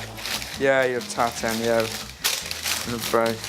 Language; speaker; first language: Welsh; non-native, learner; English